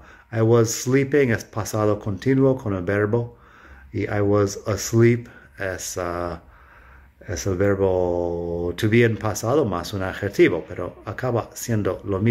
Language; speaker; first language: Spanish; non-native, fluent; English